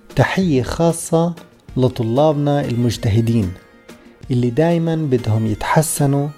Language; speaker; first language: Arabic; native; Arabic